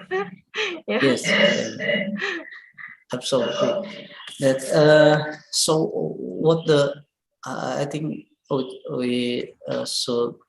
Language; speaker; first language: English; non-native, learner; Indonesian